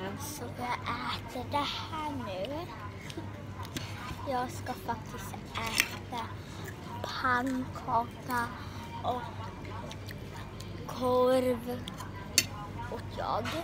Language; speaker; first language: Swedish; early bilingual, other home language; Thai